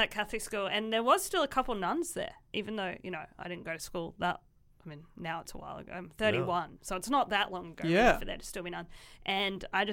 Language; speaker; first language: English; native; English